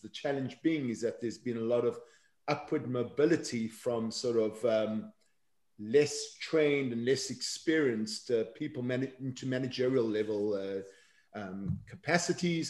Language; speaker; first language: English; native; English